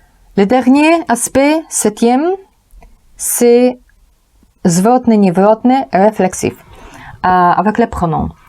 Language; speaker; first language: French; non-native, fluent; Polish